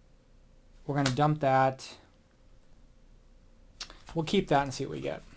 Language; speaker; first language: English; native; English